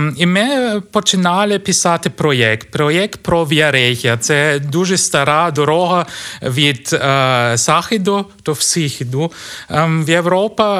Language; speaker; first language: Ukrainian; non-native, learner; German